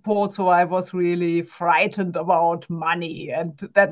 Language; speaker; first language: English; non-native, fluent; German